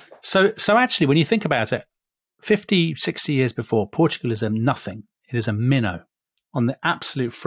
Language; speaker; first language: English; native; English